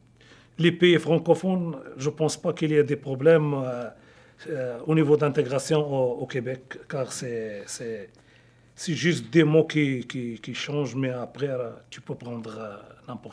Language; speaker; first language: French; non-native, local second language; Arabic